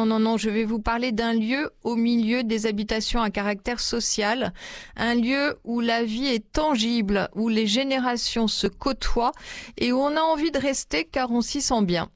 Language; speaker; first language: French; native; French